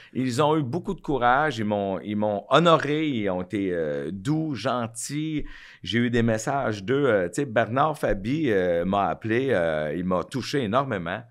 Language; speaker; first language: French; native; French